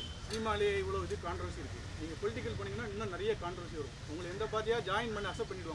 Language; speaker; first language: Tamil; native; Tamil